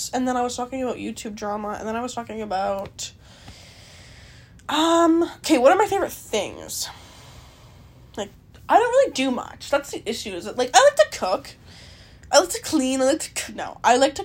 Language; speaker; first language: English; native; English